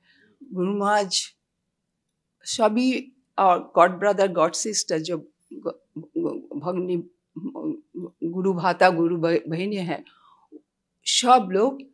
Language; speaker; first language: Hindi; non-native, local second language; Bangla